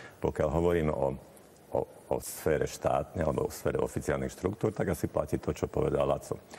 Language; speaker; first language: Slovak; non-native, local second language; Hungarian